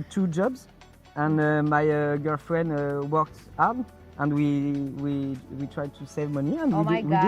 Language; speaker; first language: English; non-native, fluent; French